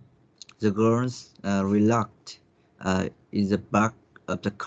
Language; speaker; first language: English; non-native, learner; Vietnamese